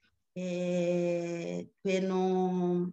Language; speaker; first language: Italian; non-native, learner; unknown